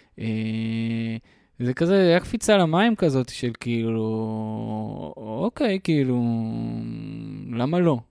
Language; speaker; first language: Hebrew; native; Hebrew